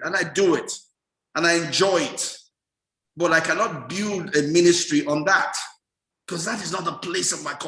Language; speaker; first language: English; non-native, local second language; Yoruba